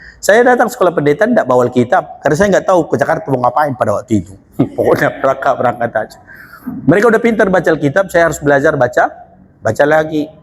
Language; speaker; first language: Indonesian; non-native, local second language; Batak Toba